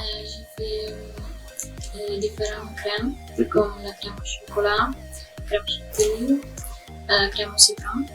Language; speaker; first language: French; non-native, learner; Italian